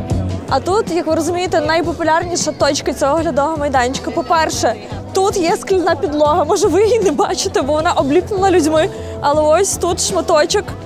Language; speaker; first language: Ukrainian; native; Ukrainian